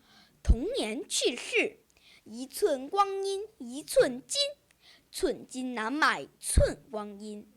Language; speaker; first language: Chinese; early bilingual, heritage; Chinese